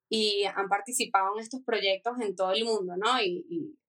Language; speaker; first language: Spanish; native; Spanish